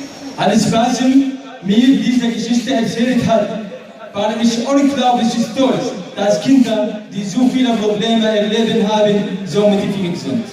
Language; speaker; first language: German; non-native, learner; Arabic